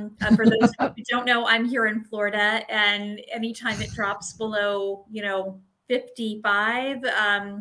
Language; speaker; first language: English; native; English